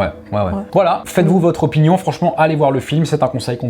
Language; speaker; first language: French; native; French